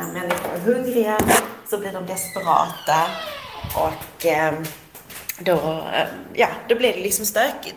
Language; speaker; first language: Swedish; native; Swedish